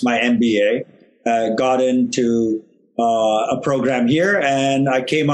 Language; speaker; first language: English; non-native, local second language; Tamil